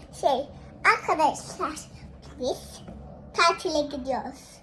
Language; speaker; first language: Turkish; early bilingual, heritage; Turkish